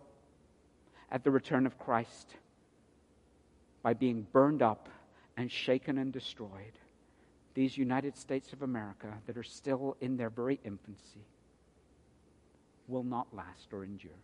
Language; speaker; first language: English; native; English